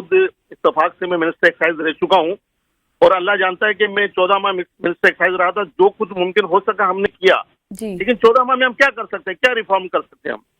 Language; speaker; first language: Urdu; native; Urdu